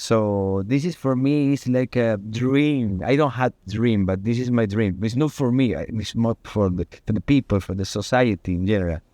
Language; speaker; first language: English; non-native, learner; Spanish